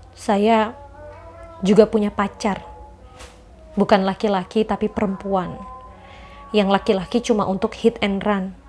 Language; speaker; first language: Indonesian; native; Indonesian